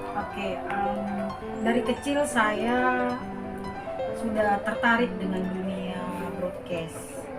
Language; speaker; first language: Indonesian; native; Indonesian